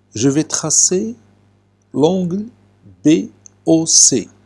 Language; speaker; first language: French; non-native, local second language; Arabic